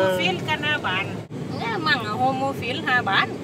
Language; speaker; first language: Norwegian; non-native, learner; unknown